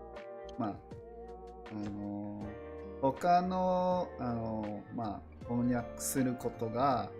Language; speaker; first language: Japanese; non-native, learner; English